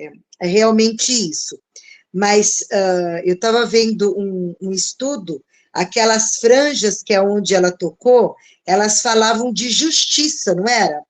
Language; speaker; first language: Portuguese; native; Portuguese